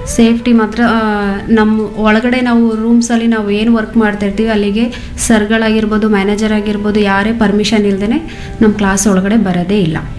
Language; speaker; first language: Kannada; native; Kannada